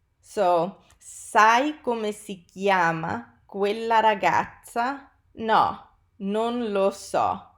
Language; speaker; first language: Italian; non-native, fluent; English